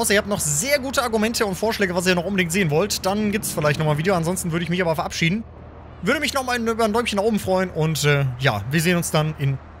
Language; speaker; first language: German; native; German